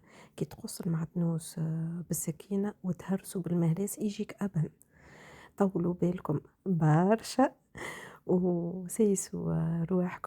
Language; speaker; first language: Arabic; native; Arabic